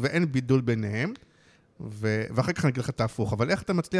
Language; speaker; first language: Hebrew; native; Hebrew